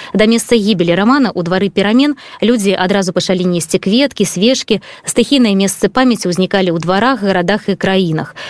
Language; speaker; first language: Belarusian; native; Belarusian